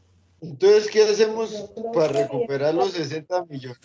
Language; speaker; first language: Spanish; native; Spanish